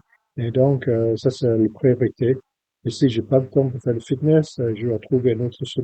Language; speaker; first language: French; non-native, fluent; English